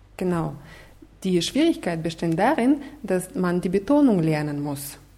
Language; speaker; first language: German; non-native, fluent; Russian